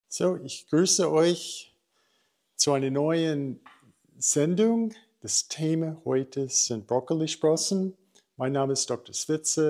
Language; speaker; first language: German; non-native, fluent; English